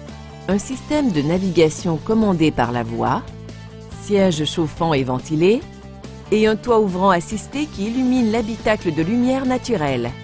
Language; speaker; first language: French; native; French